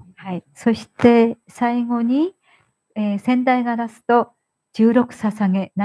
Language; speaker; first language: Japanese; native; Japanese